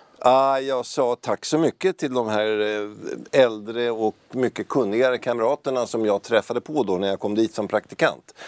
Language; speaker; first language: Swedish; native; Swedish